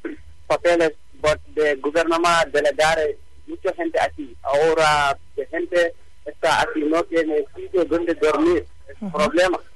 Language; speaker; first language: Spanish; non-native, learner; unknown